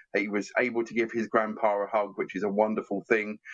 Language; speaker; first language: English; native; English